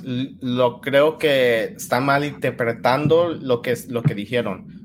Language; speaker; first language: Spanish; early bilingual, heritage; Spanish